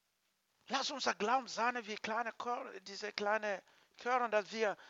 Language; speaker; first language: German; non-native, learner; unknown